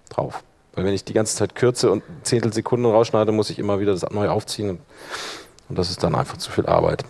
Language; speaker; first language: German; native; German